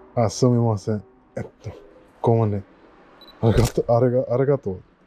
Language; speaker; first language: Japanese; non-native, learner; English